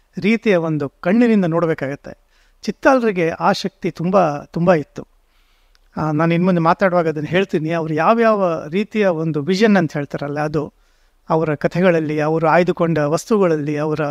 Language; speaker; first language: Kannada; non-native, local second language; Konkani